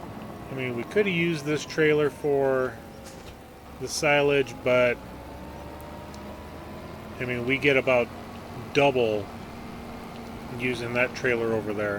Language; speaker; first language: English; native; English